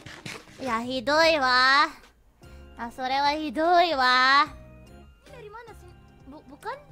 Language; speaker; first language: Japanese; non-native, learner; Indonesian